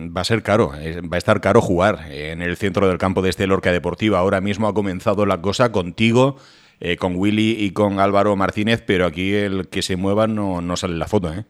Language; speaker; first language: Spanish; native; Spanish